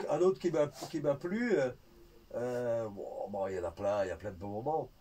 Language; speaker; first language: French; non-native, fluent; Italian